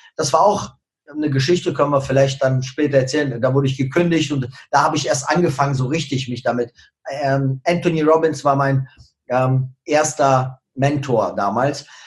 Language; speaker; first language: German; early bilingual, other home language; Russian